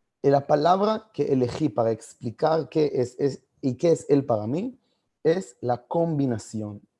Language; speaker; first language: Spanish; non-native, fluent; Hebrew